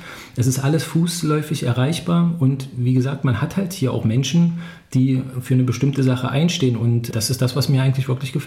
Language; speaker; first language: German; native; German